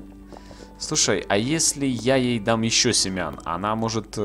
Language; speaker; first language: Russian; native; Russian